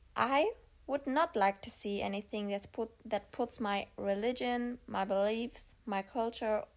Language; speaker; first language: English; non-native, fluent; German